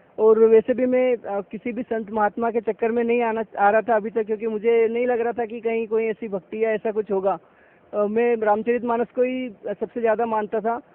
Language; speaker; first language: Hindi; native; Hindi